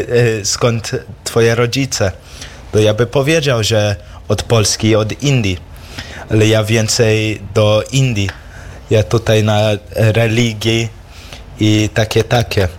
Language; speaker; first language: Polish; early bilingual, heritage; English